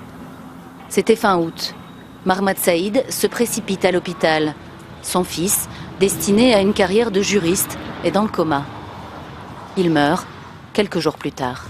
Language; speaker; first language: French; native; French